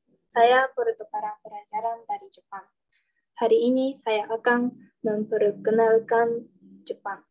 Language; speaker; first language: Indonesian; non-native, learner; Japanese